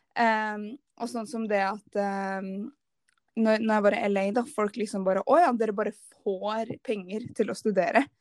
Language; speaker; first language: Norwegian; native; Norwegian